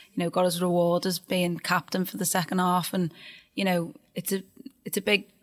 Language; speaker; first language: English; native; English